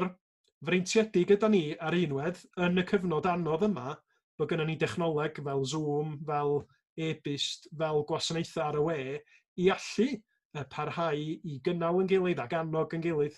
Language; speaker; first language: Welsh; native; Welsh